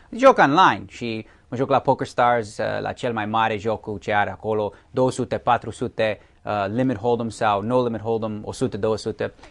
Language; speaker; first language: Romanian; early bilingual, heritage; Romanian